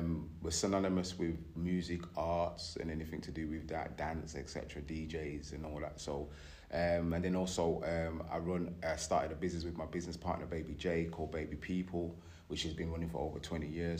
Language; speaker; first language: English; native; English